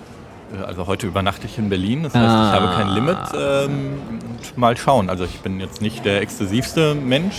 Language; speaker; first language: German; native; German